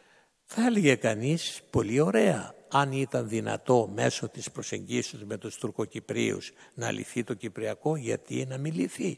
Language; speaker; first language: Greek; native; Greek